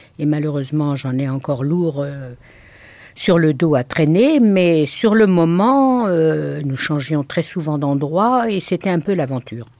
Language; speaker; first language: French; native; French